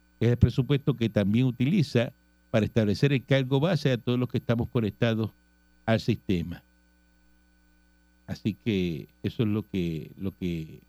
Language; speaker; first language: Spanish; native; Spanish